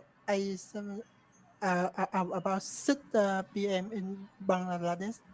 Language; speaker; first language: English; non-native, learner; Vietnamese